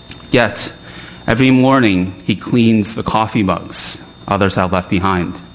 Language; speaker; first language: English; early bilingual, other home language; Chinese